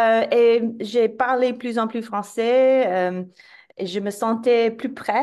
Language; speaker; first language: French; non-native, fluent; English